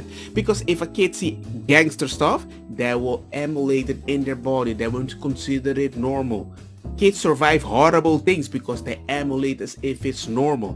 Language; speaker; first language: English; non-native, fluent; Spanish